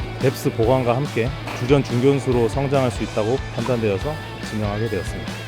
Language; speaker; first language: Korean; native; Korean